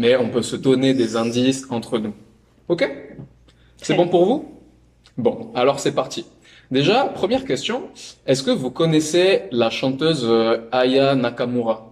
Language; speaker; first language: French; native; French